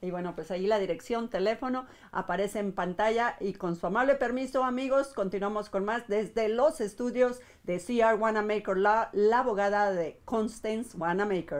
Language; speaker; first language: Spanish; native; Spanish